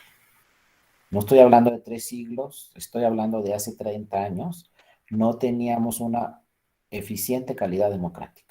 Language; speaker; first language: Spanish; native; Spanish